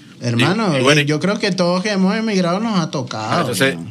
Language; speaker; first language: Spanish; native; Spanish